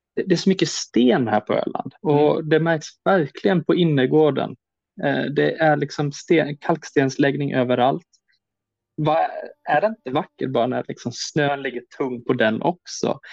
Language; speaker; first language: Swedish; native; Swedish